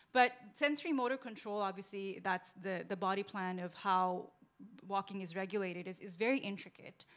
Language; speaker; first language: English; non-native, local second language; Urdu